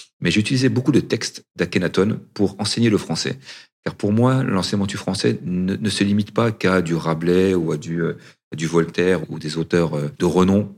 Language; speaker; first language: French; early bilingual, other home language; Arabic